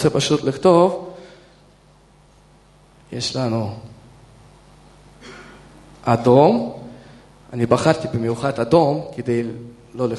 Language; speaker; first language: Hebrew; non-native, fluent; Russian